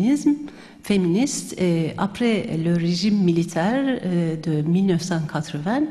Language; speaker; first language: French; non-native, fluent; Turkish